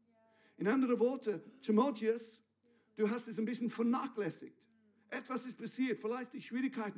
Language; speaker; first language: German; non-native, fluent; English